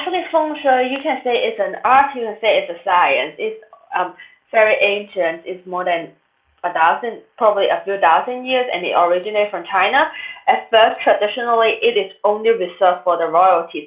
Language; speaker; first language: English; non-native, local second language; Cantonese